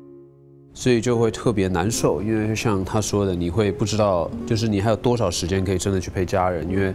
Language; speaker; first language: Chinese; native; Chinese